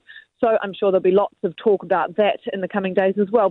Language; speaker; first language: English; native; English